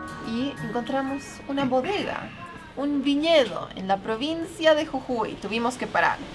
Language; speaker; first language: Spanish; native; Spanish